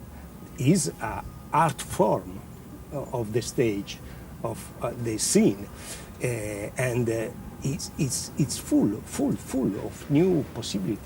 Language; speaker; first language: English; non-native, learner; Italian